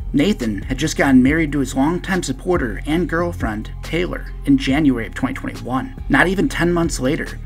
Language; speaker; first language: English; native; English